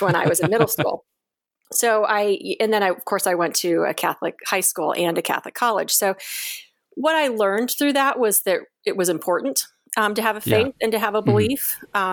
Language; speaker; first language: English; native; English